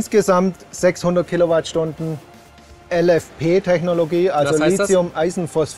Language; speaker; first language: German; native; German